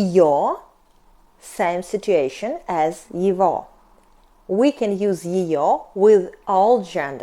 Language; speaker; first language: English; non-native, fluent; Russian